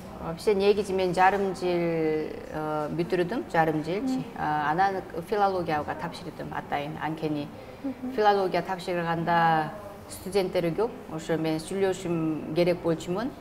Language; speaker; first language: Kyrgyz; non-native, learner; Korean